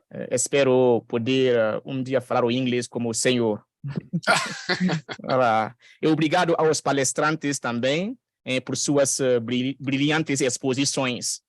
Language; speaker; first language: Portuguese; non-native, fluent; French